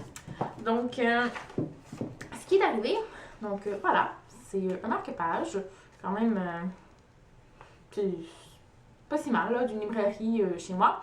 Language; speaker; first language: French; native; French